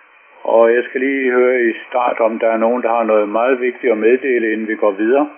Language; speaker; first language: Danish; native; Danish